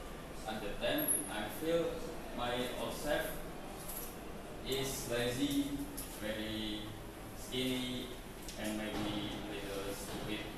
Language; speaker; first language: English; non-native, learner; Indonesian